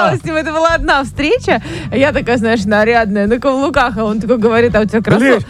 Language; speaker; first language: Russian; native; Russian